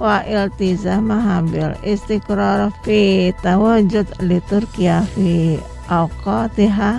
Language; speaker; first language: Arabic; non-native, fluent; Indonesian